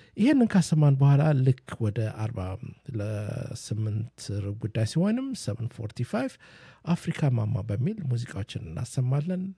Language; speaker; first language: Amharic; native; Amharic